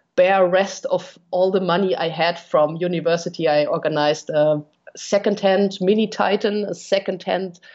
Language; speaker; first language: English; non-native, fluent; German